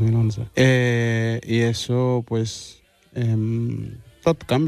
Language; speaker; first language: Catalan; early bilingual, other home language; Wolof